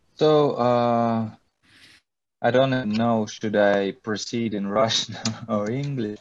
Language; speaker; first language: English; non-native, fluent; Russian